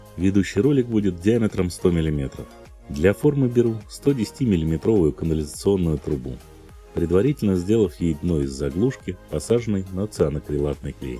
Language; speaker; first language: Russian; native; Russian